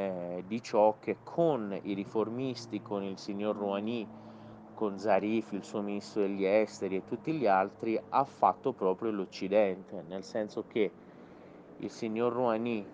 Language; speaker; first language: Italian; non-native, fluent; Persian